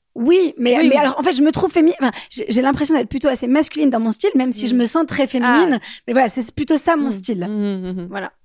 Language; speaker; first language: French; native; French